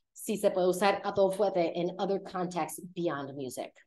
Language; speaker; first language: English; native; English